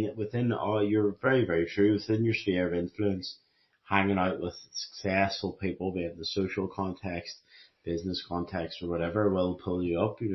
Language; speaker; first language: English; native; English